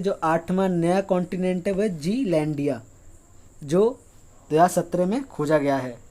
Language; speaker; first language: Hindi; native; Hindi